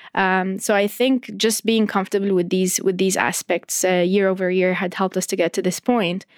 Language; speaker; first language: English; non-native, fluent; Arabic